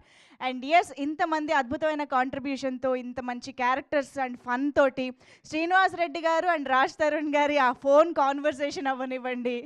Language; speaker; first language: Telugu; native; Telugu